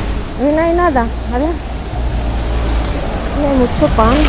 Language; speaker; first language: Spanish; non-native, learner; Filipino